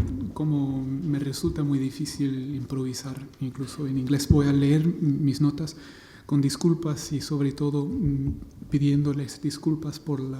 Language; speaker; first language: Spanish; non-native, fluent; English